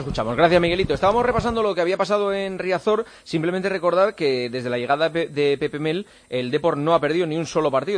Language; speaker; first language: Spanish; native; Spanish